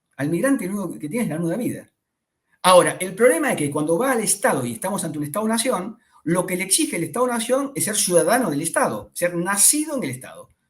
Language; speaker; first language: Spanish; native; Spanish